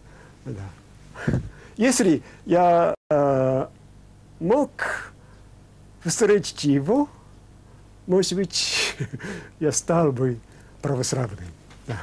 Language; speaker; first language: Russian; non-native, learner; Japanese